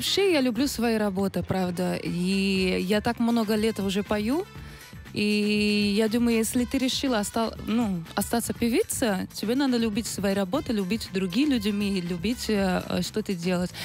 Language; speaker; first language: Russian; non-native, learner; Portuguese